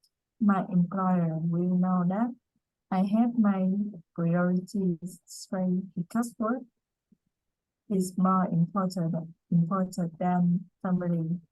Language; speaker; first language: English; non-native, learner; Vietnamese